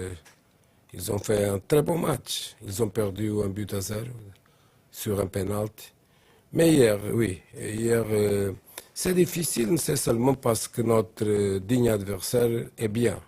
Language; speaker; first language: French; non-native, learner; Portuguese